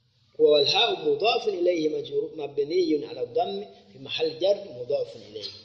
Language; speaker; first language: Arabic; non-native, fluent; Swahili